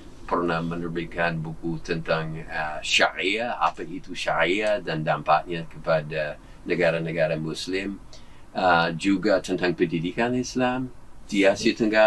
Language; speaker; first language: Indonesian; non-native, fluent; English